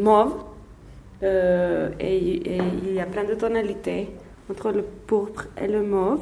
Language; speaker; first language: French; non-native, fluent; Spanish